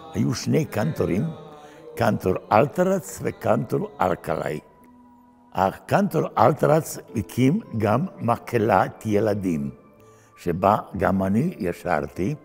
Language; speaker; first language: Hebrew; non-native, fluent; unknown